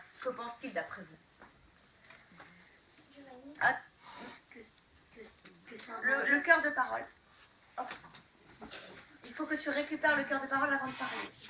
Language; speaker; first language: French; native; French